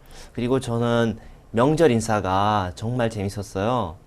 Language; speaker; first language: Korean; non-native, fluent; Russian